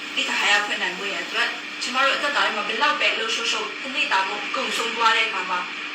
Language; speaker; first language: Burmese; non-native, local second language; Hakha Chin